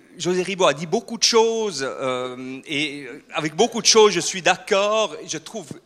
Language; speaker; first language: French; non-native, fluent; Swiss German